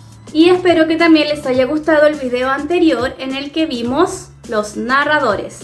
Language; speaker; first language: Spanish; native; Spanish